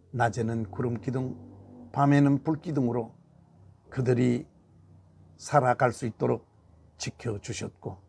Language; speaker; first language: Korean; native; Korean